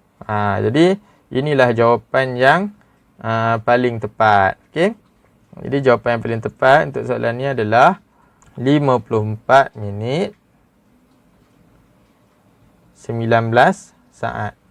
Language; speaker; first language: Malay; native; Malay